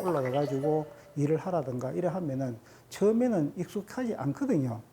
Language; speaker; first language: Korean; native; Korean